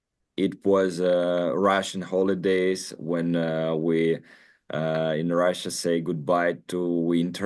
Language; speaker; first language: English; non-native, learner; Russian